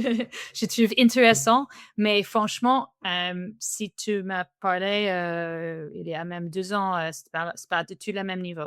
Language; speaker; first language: French; non-native, fluent; English